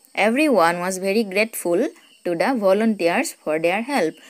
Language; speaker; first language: English; non-native, local second language; Assamese